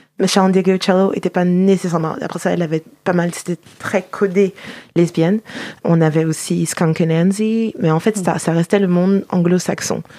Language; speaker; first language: French; native; French